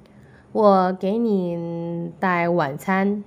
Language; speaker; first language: Chinese; non-native, fluent; Indonesian